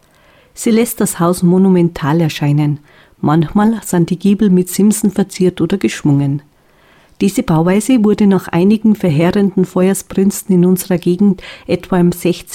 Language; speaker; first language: German; native; German